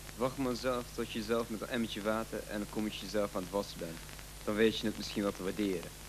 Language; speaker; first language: Dutch; early bilingual, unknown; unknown